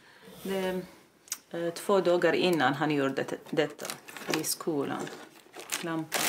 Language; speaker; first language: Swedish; non-native, learner; Arabic